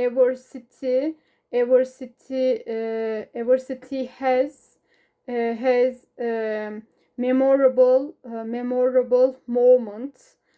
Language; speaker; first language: English; non-native, learner; Turkish